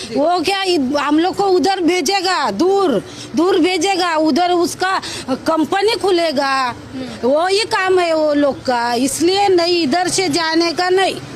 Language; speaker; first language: Hindi; non-native, local second language; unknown